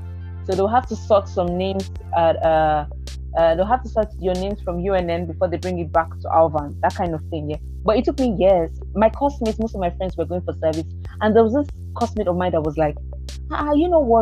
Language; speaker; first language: English; non-native, local second language; Igbo